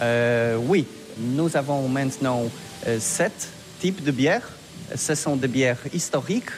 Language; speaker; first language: French; non-native, learner; Polish